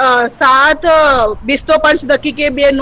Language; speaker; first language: Persian; non-native, learner; Urdu